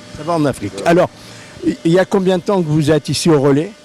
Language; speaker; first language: French; native; French